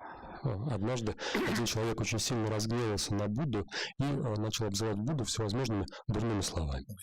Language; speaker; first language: Russian; native; Russian